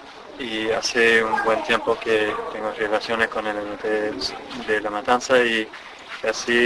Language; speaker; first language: Spanish; non-native, fluent; English